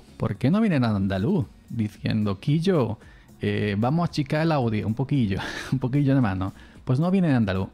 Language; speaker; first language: Spanish; native; Spanish